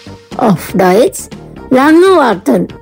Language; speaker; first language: German; non-native, learner; Indonesian